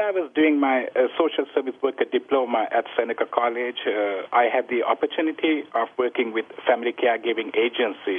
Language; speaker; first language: English; non-native, local second language; Sinhala